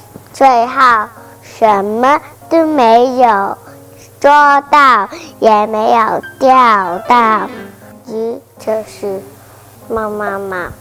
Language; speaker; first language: Chinese; non-native, local second language; Cantonese